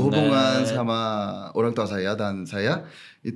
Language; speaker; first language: Indonesian; non-native, fluent; Korean